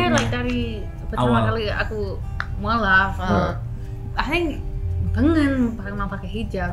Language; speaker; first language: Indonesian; non-native, learner; English